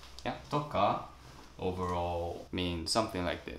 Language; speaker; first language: English; non-native, fluent; Japanese